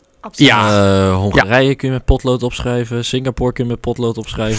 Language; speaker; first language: Dutch; native; Dutch